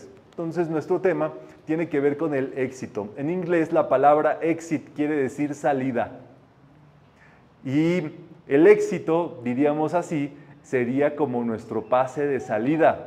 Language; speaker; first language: Spanish; native; Spanish